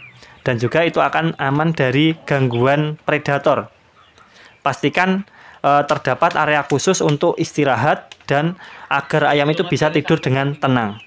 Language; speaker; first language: Indonesian; native; Indonesian